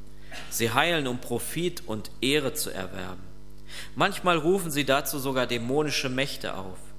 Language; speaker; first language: German; native; German